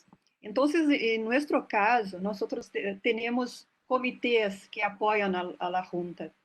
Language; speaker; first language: Spanish; non-native, fluent; Portuguese